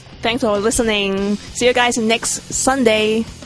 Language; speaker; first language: English; non-native, local second language; Cantonese